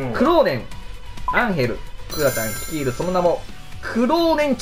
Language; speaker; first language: Japanese; native; Japanese